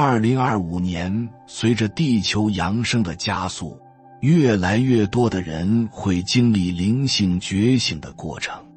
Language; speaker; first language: Chinese; native; Chinese